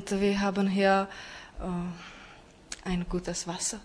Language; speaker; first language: German; non-native, fluent; Czech